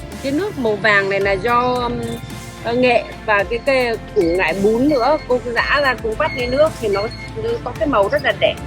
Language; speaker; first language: Vietnamese; native; Vietnamese